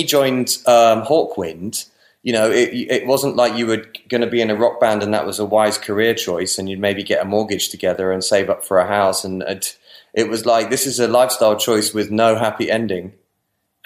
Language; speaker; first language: English; native; English